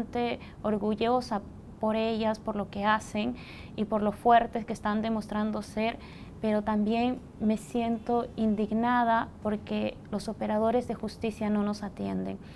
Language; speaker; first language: Spanish; native; Spanish